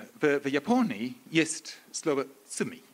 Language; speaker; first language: Polish; non-native, learner; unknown